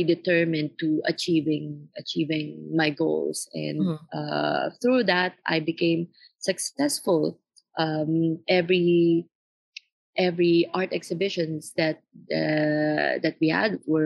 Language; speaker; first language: English; non-native, local second language; Filipino